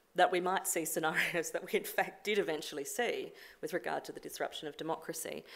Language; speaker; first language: English; native; English